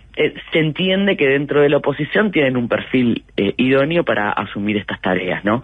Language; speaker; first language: Spanish; native; Spanish